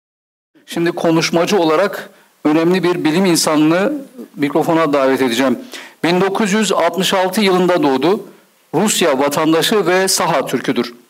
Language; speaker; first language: Turkish; native; Turkish